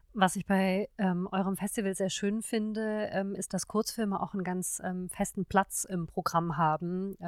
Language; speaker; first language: German; native; German